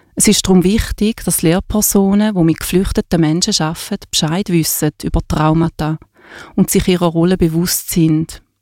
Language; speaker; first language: German; native; German